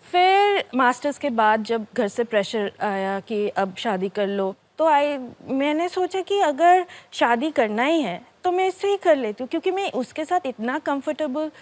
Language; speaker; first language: Hindi; non-native, local second language; Bangla